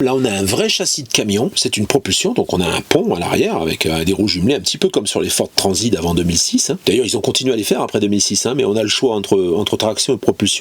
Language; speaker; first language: French; native; French